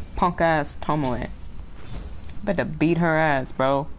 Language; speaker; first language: English; native; English